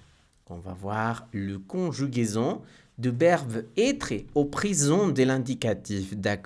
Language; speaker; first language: French; non-native, fluent; Spanish